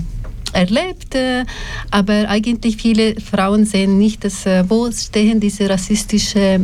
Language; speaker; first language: German; non-native, learner; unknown